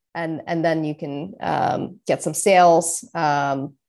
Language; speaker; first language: English; non-native, fluent; Russian